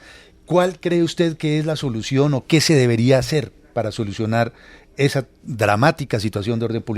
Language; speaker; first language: Spanish; native; Spanish